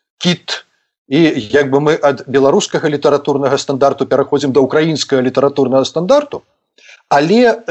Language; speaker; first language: Belarusian; native; Belarusian